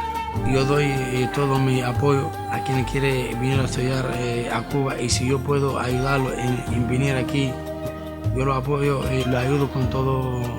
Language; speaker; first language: Spanish; non-native, fluent; Arabic